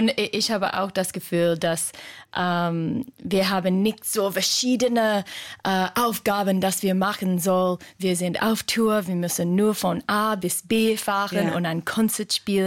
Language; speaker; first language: German; non-native, fluent; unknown